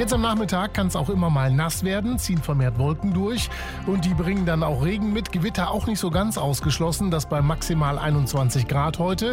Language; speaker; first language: German; native; German